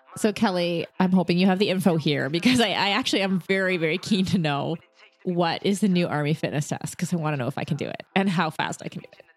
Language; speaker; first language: English; native; English